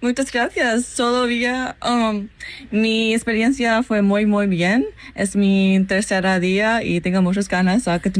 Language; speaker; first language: Spanish; non-native, learner; English